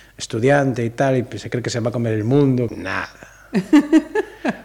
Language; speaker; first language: Spanish; native; Spanish